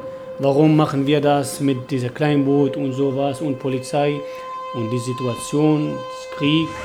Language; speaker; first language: German; non-native, learner; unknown